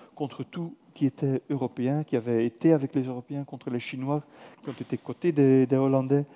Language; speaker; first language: French; non-native, fluent; Dutch